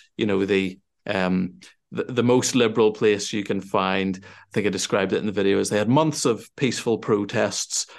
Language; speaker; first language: English; native; English